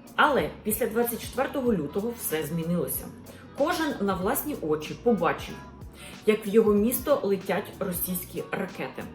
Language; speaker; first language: Ukrainian; non-native, local second language; Russian